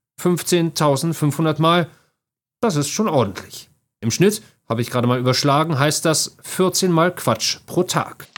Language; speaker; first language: German; native; German